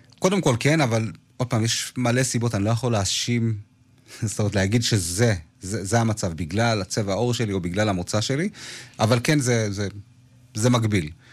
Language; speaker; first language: Hebrew; early bilingual, other home language; Amharic